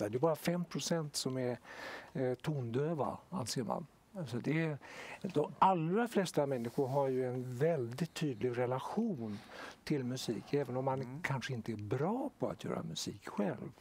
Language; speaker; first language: Swedish; native; Swedish